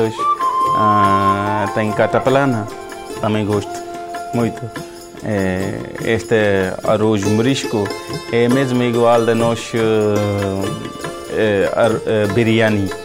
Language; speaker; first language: Portuguese; non-native, learner; Punjabi